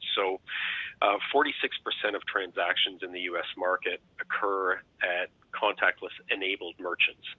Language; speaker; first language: English; native; English